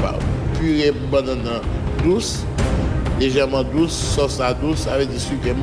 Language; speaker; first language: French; non-native, local second language; Haitian Creole